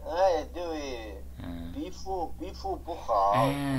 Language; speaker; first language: Chinese; non-native, learner; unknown